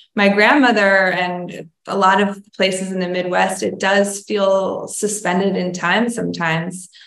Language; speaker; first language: English; native; English